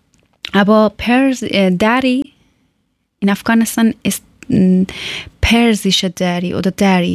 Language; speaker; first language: German; non-native, learner; Persian